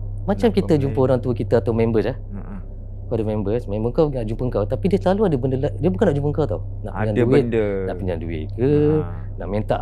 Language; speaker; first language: Malay; native; Malay